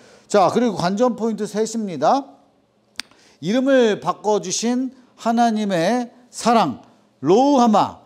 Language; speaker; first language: Korean; native; Korean